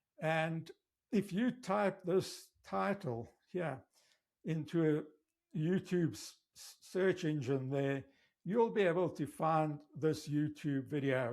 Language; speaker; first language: English; native; English